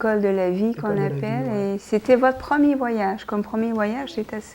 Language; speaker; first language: French; native; French